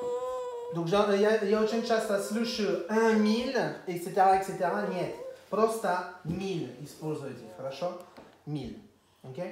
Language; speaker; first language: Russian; non-native, fluent; French